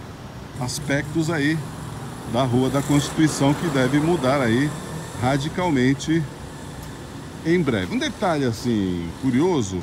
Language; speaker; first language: Portuguese; native; Portuguese